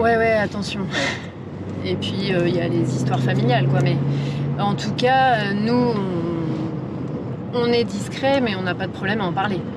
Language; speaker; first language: French; native; French